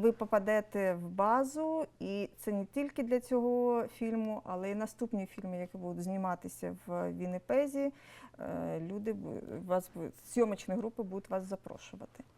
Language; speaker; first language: Ukrainian; non-native, local second language; Russian